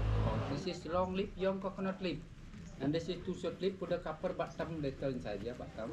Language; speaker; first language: English; non-native, learner; Indonesian